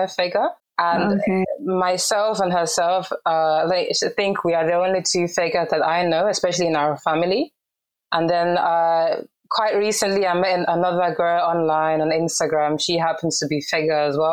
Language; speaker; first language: English; non-native, fluent; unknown